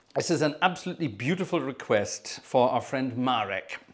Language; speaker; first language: English; native; English